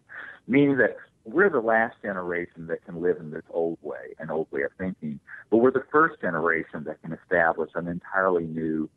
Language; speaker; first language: English; native; English